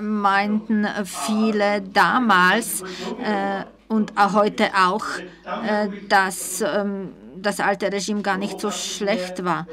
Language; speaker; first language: German; non-native, fluent; Czech